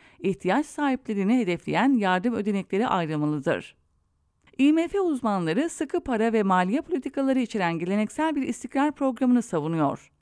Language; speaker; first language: Turkish; native; Turkish